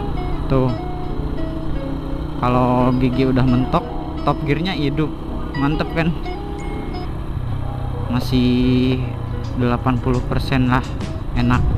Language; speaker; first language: Indonesian; non-native, local second language; Sundanese